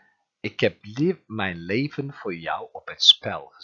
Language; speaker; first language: Dutch; non-native, fluent; Turkish